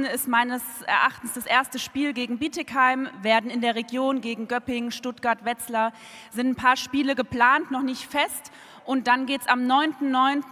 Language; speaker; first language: German; native; German